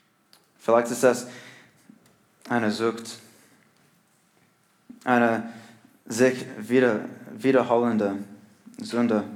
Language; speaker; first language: German; non-native, learner; English